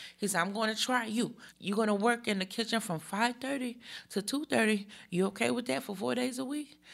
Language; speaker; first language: English; early bilingual, other home language; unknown